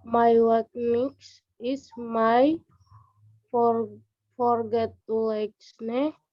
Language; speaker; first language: English; non-native, learner; Indonesian